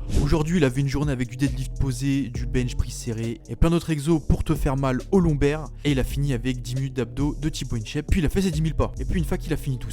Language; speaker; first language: French; native; French